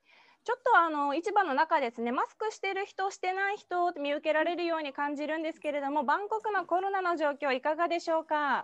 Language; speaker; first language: Japanese; native; Japanese